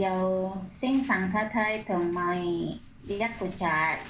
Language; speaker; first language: Cantonese; non-native, learner; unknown